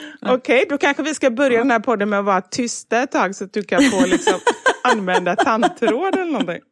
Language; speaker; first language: Swedish; native; Swedish